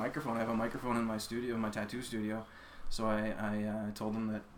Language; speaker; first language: English; native; English